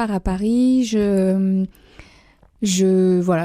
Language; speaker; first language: French; native; French